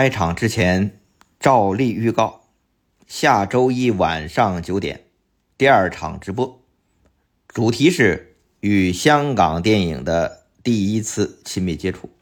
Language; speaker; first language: Chinese; native; Chinese